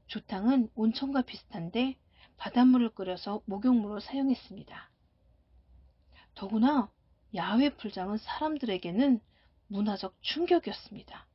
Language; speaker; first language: Korean; native; Korean